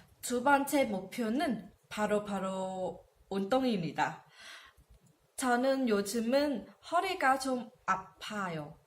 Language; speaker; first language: Korean; non-native, learner; Vietnamese